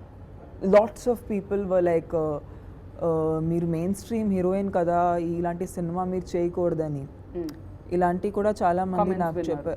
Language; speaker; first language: Telugu; non-native, local second language; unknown